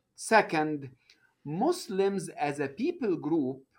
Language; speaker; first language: English; non-native, fluent; Arabic